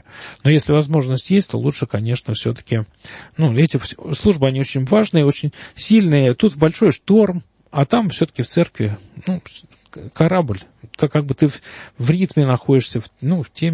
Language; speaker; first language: Russian; native; Russian